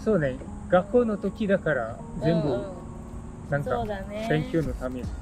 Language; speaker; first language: Japanese; non-native, learner; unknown